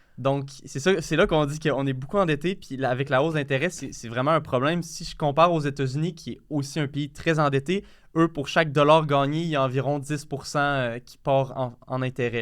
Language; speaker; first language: French; native; French